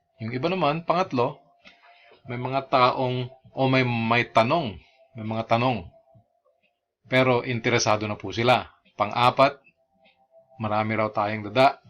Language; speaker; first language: Filipino; non-native, local second language; Iloko